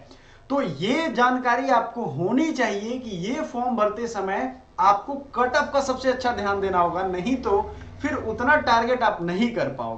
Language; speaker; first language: Hindi; native; Hindi